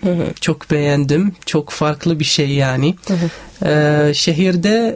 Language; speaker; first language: Turkish; non-native, fluent; Arabic